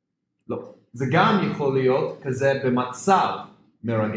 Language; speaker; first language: Hebrew; non-native, fluent; English